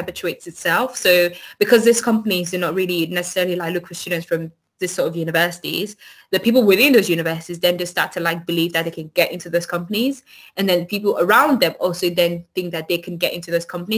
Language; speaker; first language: English; non-native, local second language; Yoruba